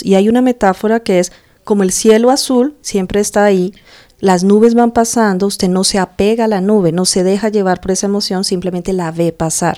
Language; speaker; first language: Spanish; native; Spanish